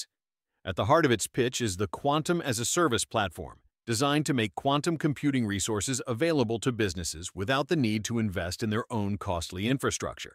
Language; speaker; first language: English; native; English